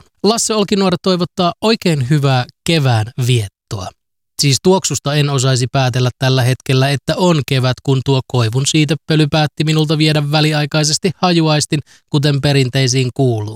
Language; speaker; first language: Finnish; native; Finnish